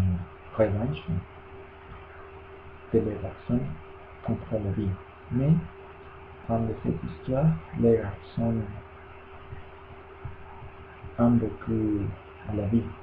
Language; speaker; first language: French; non-native, learner; Spanish